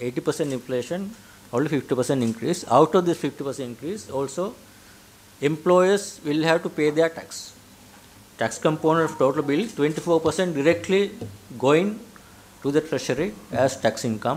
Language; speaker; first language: English; non-native, local second language; Sinhala